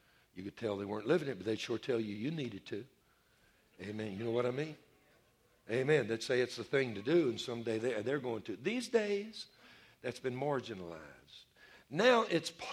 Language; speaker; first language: English; native; English